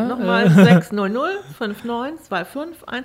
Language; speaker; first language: German; native; German